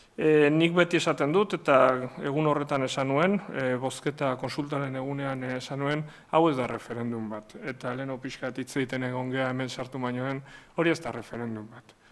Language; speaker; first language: Basque; non-native, local second language; Spanish